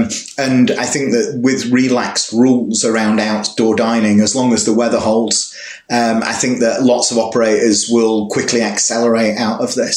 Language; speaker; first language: English; native; English